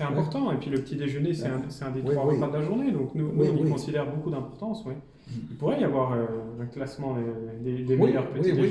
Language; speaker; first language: French; native; French